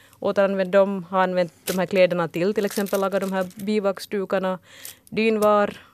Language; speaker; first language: Swedish; early bilingual, other home language; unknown